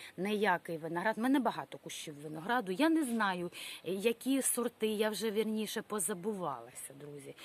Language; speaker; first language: Ukrainian; non-native, local second language; Russian